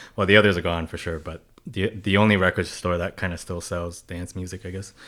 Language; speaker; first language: English; non-native, local second language; Cantonese